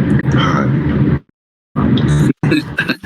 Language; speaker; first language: Japanese; native; Japanese